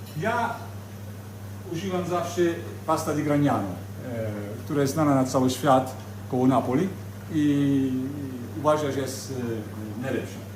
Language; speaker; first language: Polish; non-native, learner; Italian